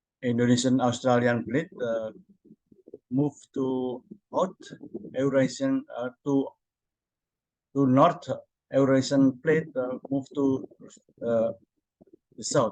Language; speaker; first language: English; non-native, learner; Indonesian